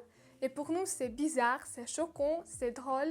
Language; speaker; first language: French; non-native, learner; Russian